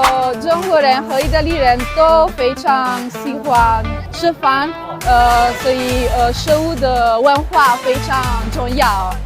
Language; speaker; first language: Chinese; non-native, learner; Italian